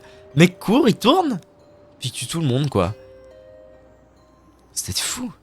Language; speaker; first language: French; native; French